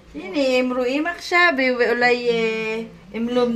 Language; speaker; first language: Hebrew; non-native, learner; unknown